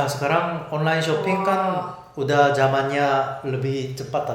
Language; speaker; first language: Indonesian; non-native, fluent; Korean